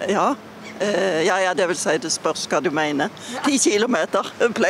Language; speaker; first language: Norwegian; native; Norwegian